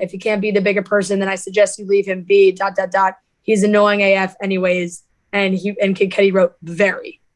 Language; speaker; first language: English; native; English